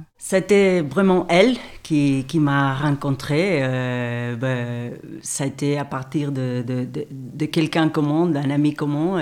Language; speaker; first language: French; non-native, fluent; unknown